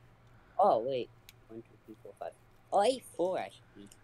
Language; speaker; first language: English; native; English